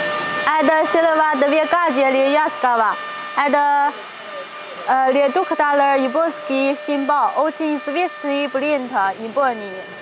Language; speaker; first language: Russian; non-native, learner; Chinese